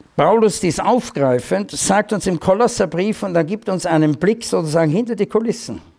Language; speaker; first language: German; native; German